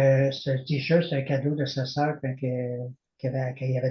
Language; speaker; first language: French; native; French